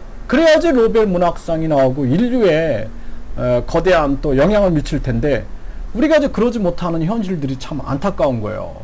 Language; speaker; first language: Korean; native; Korean